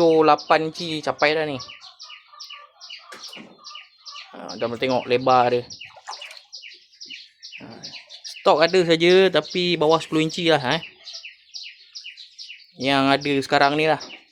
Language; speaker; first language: Malay; native; Malay